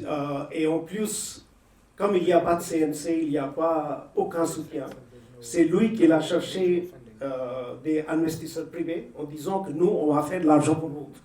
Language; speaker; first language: French; non-native, fluent; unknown